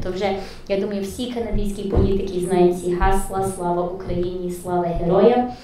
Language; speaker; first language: Ukrainian; early bilingual, heritage; English